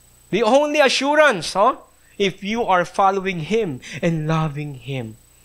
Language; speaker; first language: English; non-native, local second language; Min Nan Chinese